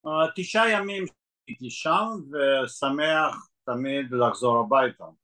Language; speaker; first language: Hebrew; non-native, fluent; Russian